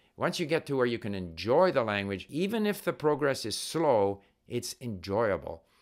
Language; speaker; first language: English; native; English